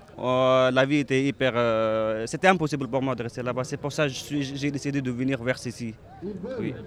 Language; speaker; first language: French; non-native, learner; Pashto